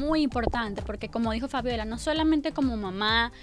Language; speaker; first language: Spanish; native; Spanish